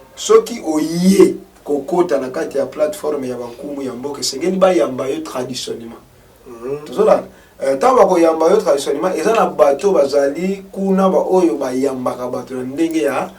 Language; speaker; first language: Lingala; non-native, local second language; Kongo